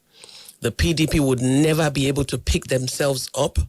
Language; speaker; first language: English; non-native, local second language; Yoruba